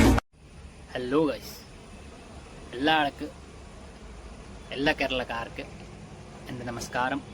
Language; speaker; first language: Malayalam; non-native, local second language; Assamese